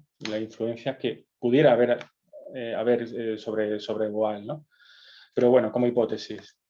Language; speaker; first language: Spanish; native; Spanish